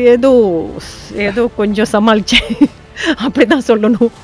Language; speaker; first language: Tamil; early bilingual, heritage; Tamil